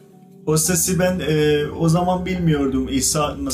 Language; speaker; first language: Turkish; non-native, fluent; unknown